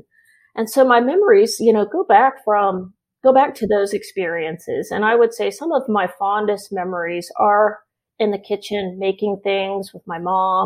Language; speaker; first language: English; native; English